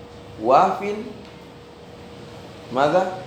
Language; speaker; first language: Arabic; non-native, fluent; Indonesian